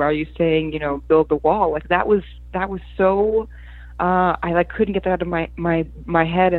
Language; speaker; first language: English; early bilingual, other home language; Polish